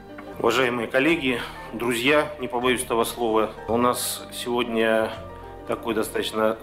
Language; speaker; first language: Russian; native; Russian